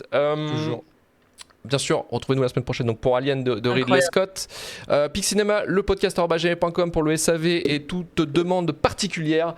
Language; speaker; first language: French; native; French